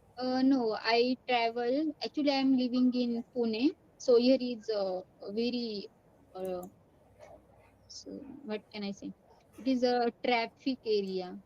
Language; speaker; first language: English; non-native, learner; Marathi